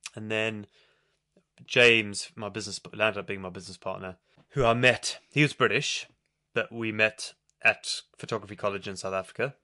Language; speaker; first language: English; native; English